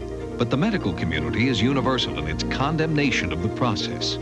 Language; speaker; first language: English; native; English